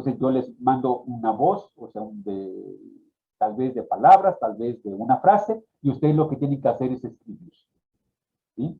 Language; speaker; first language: Spanish; native; Spanish